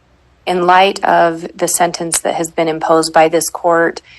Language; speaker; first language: English; native; English